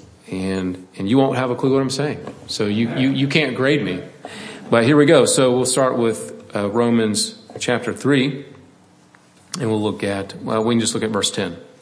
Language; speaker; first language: English; native; English